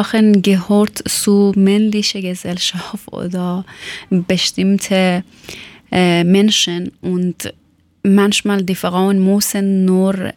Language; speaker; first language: German; non-native, learner; Persian